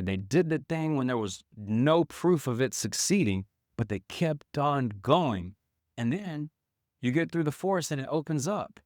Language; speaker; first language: English; native; English